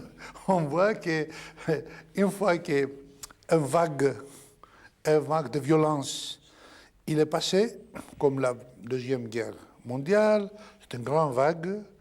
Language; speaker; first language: French; non-native, fluent; Greek